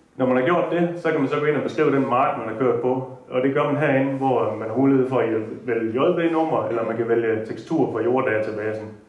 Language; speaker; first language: Danish; native; Danish